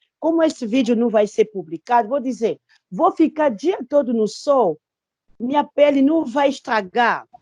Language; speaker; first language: Portuguese; non-native, fluent; Lingala